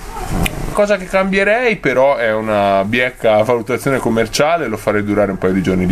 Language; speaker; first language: Italian; native; Italian